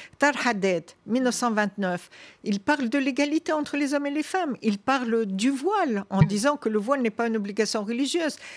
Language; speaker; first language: French; non-native, local second language; Arabic